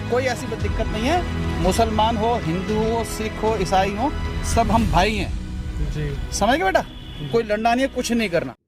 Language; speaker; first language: Hindi; native; Hindi